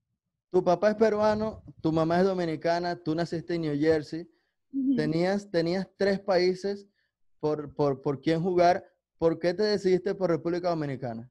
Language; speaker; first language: Spanish; native; Spanish